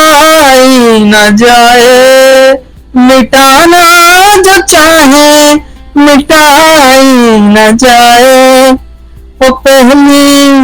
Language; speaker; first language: Hindi; native; Hindi